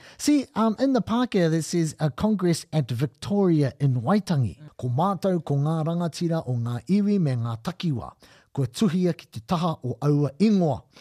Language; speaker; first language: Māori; non-native, local second language; English